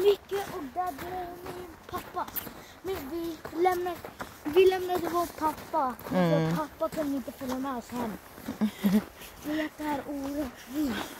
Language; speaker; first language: Swedish; early bilingual, other home language; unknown